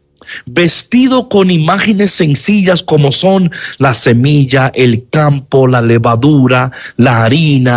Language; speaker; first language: Spanish; native; Spanish